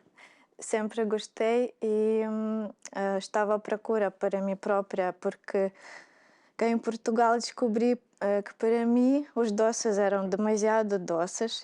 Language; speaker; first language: Portuguese; non-native, fluent; Russian